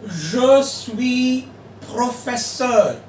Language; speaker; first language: French; non-native, fluent; Hindi